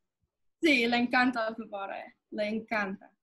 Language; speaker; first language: Spanish; early bilingual, heritage; English